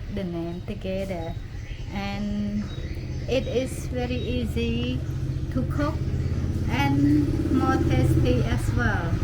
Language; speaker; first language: English; non-native, learner; Khmer